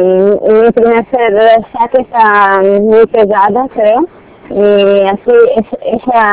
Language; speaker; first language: Spanish; non-native, learner; Russian